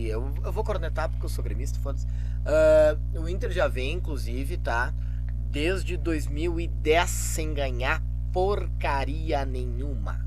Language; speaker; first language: Portuguese; native; Portuguese